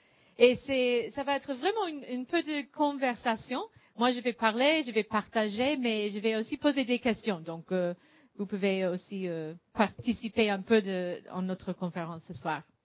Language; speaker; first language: French; non-native, fluent; English